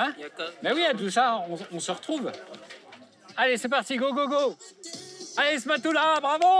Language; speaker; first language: French; native; French